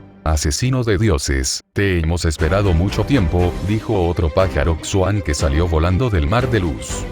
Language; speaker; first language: Spanish; native; Spanish